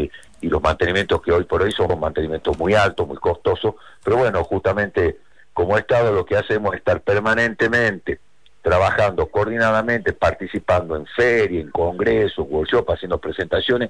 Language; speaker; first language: Spanish; native; Spanish